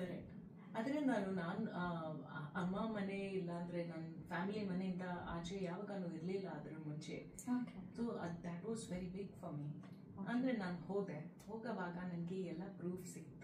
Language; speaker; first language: Kannada; non-native, local second language; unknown